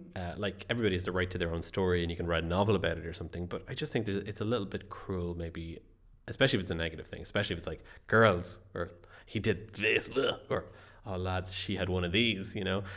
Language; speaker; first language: English; native; English